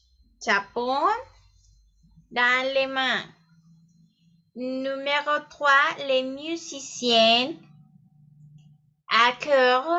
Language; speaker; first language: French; non-native, fluent; Spanish